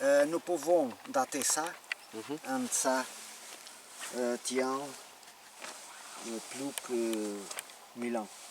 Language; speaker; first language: French; non-native, learner; Portuguese